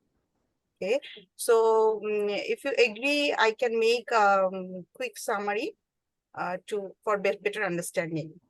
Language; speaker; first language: English; non-native, learner; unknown